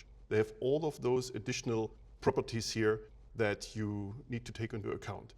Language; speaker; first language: English; non-native, fluent; German